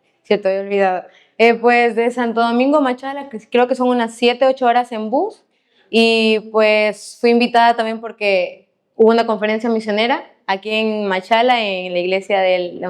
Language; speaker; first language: Spanish; native; Spanish